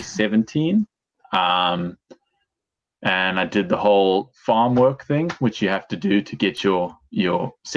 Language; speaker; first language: English; native; English